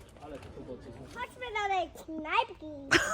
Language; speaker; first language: Polish; early bilingual, heritage; Polish